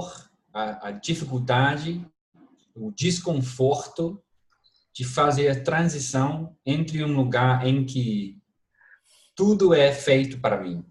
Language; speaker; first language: Portuguese; non-native, fluent; English